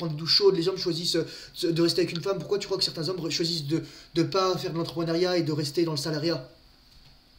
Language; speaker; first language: French; native; French